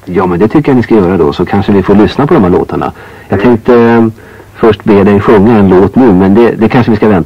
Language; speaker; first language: Swedish; native; Swedish